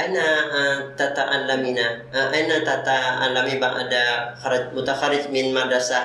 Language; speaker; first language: Arabic; non-native, learner; Indonesian